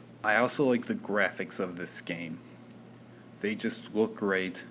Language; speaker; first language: English; native; English